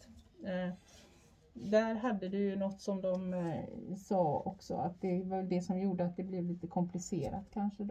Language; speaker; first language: Swedish; native; Swedish